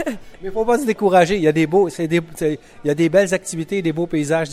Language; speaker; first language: French; native; French